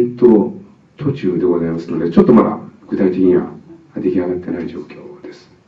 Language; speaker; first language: Japanese; native; Japanese